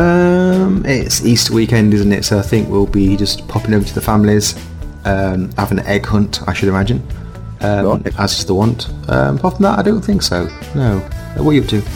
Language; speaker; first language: English; native; English